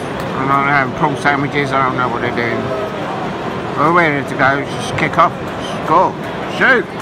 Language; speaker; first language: English; native; English